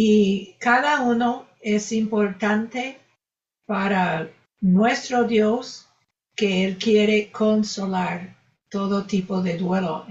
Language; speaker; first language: Spanish; non-native, fluent; English